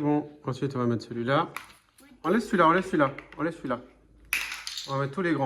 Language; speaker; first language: French; native; French